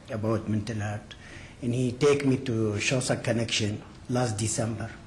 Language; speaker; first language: English; non-native, learner; Arabic